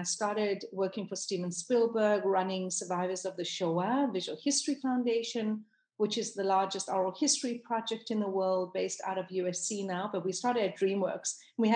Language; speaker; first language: English; native; English